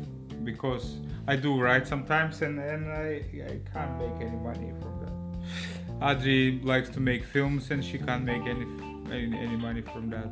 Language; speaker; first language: English; non-native, fluent; Lithuanian